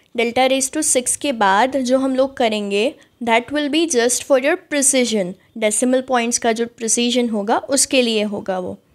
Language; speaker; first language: Hindi; native; Hindi